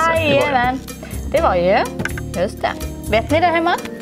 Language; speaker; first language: Swedish; native; Swedish